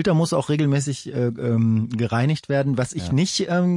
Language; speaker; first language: German; native; German